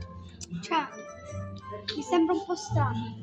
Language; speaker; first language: Italian; early bilingual, other home language; Bangla